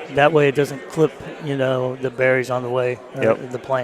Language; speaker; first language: English; native; English